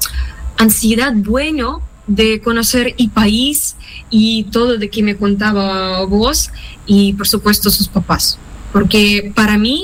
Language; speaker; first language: Spanish; non-native, fluent; Russian